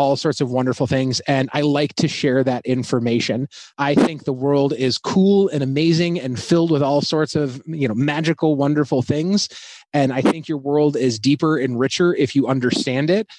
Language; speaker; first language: English; native; English